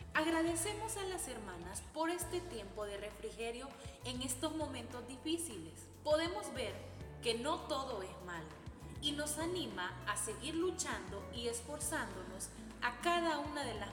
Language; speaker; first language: Spanish; native; Spanish